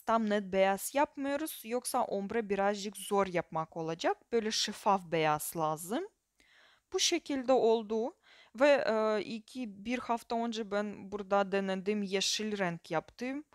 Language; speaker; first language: Turkish; non-native, fluent; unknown